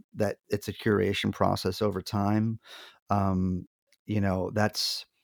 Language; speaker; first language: English; native; English